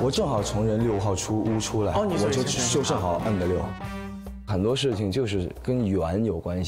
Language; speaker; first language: Chinese; native; Chinese